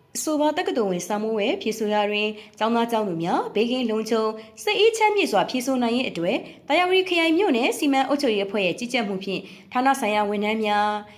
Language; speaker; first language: Burmese; native; Burmese